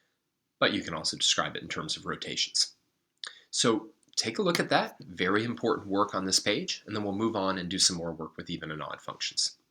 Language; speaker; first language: English; native; English